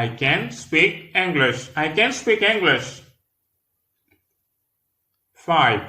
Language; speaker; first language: English; non-native, learner; Haitian Creole